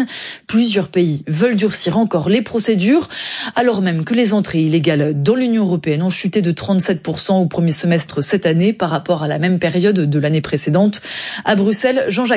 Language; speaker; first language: French; native; French